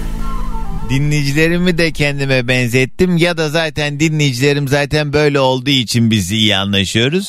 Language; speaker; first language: Turkish; native; Turkish